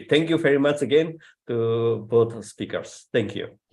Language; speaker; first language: English; non-native, fluent; Indonesian